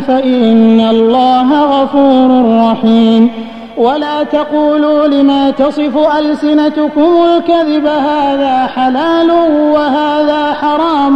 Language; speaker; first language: Arabic; native; Arabic